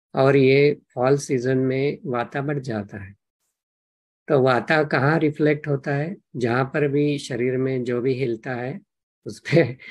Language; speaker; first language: Hindi; non-native, local second language; Marathi